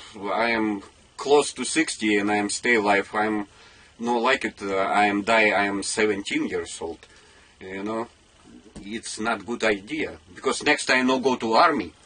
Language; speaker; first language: English; non-native, learner; Russian